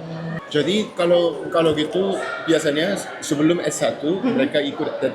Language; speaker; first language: Indonesian; non-native, learner; Korean